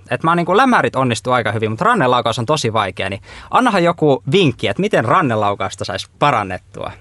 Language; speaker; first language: Finnish; native; Finnish